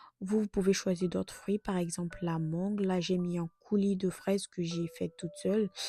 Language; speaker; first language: French; non-native, local second language; Lingala